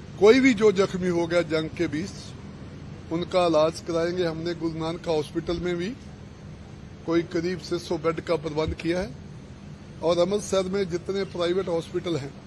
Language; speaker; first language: Hindi; non-native, local second language; Punjabi